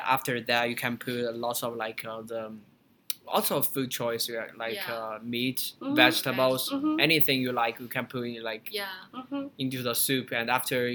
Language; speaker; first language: English; non-native, learner; Chinese